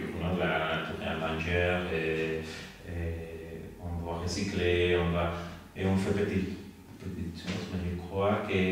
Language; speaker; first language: French; non-native, learner; Spanish